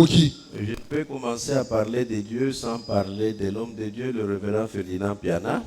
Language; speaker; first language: French; non-native, local second language; Luba-Lulua